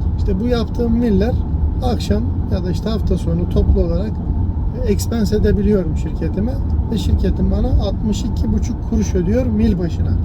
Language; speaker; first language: Turkish; early bilingual, heritage; Turkish